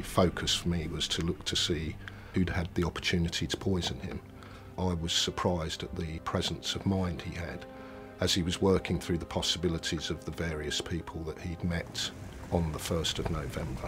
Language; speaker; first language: English; non-native, fluent; Russian